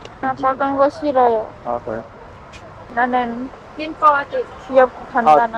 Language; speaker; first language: Korean; non-native, learner; Khmer